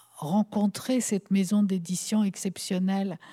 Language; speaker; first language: French; native; French